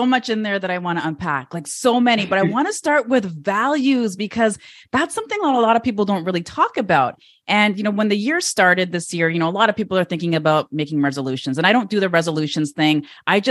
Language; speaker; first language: English; native; English